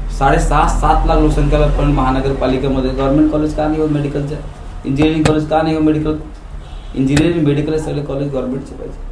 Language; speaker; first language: Marathi; non-native, local second language; Hindi